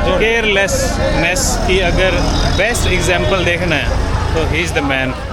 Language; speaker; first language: Hindi; native; Hindi